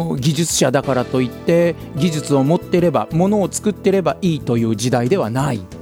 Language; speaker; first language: Japanese; native; Japanese